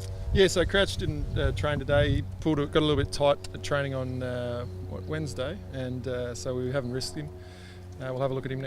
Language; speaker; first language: English; native; English